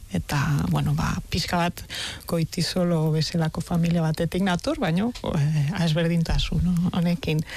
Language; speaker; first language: Basque; non-native, fluent; Spanish